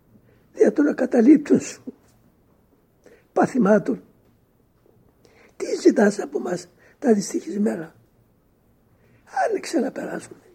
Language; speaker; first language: Greek; native; Greek